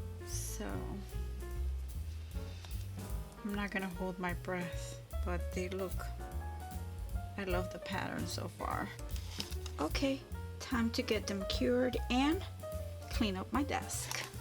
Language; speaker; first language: English; native; English